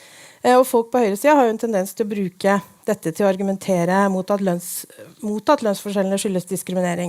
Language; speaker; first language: Norwegian; native; Norwegian